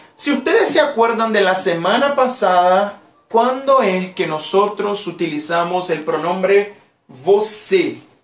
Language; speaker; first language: Spanish; non-native, fluent; Portuguese